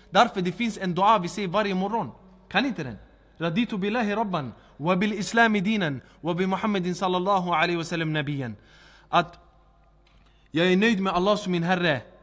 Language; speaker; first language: Swedish; early bilingual, other home language; Arabic